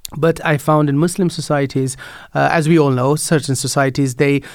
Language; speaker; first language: English; non-native, fluent; Dutch